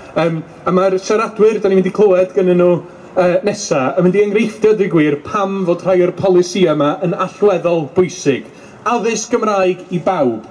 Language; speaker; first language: Welsh; native; Welsh